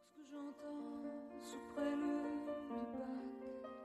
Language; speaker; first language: French; native; French